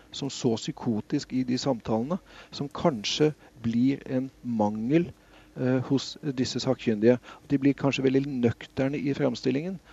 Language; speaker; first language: Norwegian; native; Norwegian